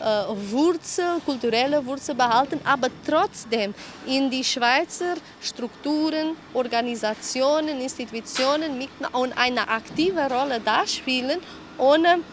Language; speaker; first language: German; non-native, fluent; Portuguese